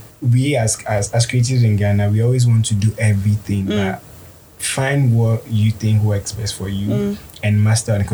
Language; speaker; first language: English; non-native, local second language; Akan